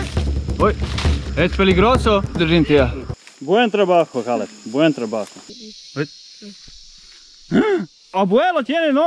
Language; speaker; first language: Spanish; non-native, learner; Serbian